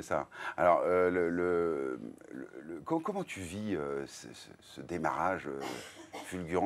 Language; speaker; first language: French; native; French